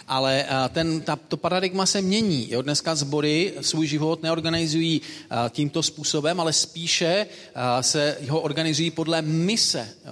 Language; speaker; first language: Czech; native; Czech